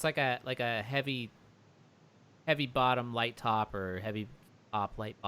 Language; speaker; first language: English; native; English